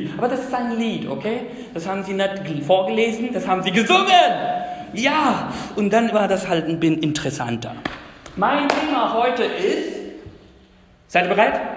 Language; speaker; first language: German; non-native, fluent; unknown